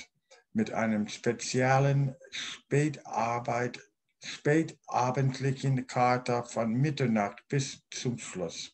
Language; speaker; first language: German; non-native, learner; English